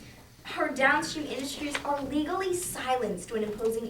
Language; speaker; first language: English; native; English